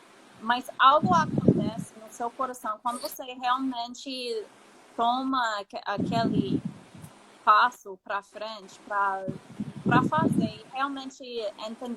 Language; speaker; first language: Portuguese; non-native, fluent; English